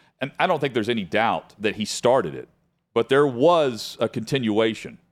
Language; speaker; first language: English; native; English